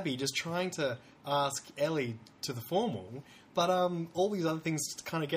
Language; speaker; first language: English; native; English